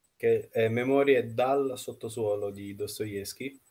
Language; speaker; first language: Italian; non-native, fluent; Russian